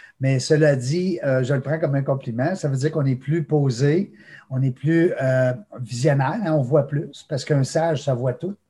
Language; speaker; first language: French; native; French